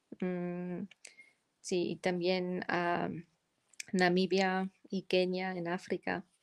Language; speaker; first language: Spanish; non-native, fluent; German